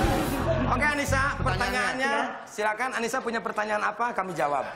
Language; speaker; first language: Indonesian; native; Indonesian